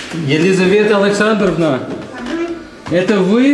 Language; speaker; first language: Russian; non-native, fluent; English